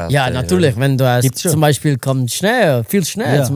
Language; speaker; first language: German; non-native, learner; Portuguese